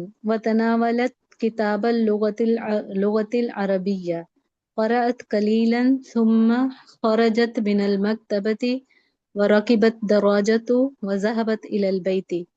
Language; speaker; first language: Arabic; non-native, learner; Urdu